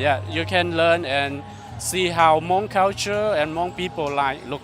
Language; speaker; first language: English; non-native, learner; Hmong